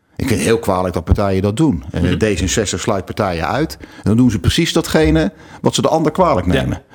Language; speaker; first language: Dutch; native; Dutch